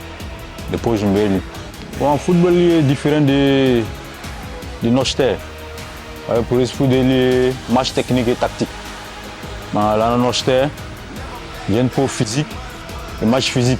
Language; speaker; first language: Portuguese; non-native, learner; French